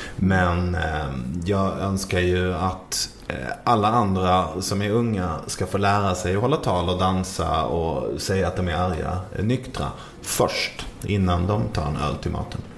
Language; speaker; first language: Swedish; native; Swedish